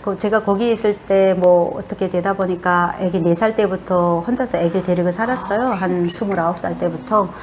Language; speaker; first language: Korean; native; Korean